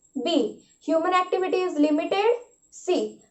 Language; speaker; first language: English; non-native, local second language; Hindi